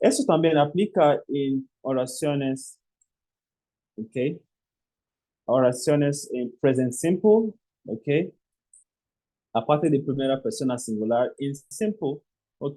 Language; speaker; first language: Spanish; non-native, fluent; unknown